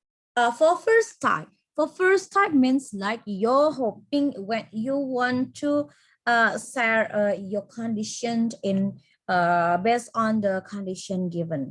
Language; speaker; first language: English; non-native, fluent; Indonesian